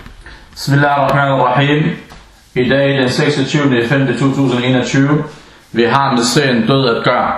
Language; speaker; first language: Danish; non-native, fluent; Arabic